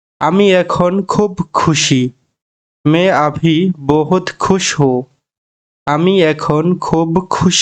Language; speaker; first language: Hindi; non-native, learner; Bangla